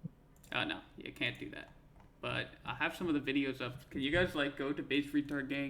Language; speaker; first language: English; native; English